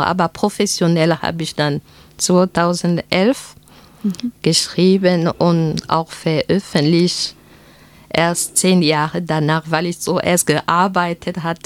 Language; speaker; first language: German; non-native, fluent; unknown